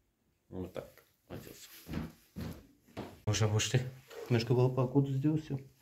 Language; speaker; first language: Russian; non-native, local second language; Azerbaijani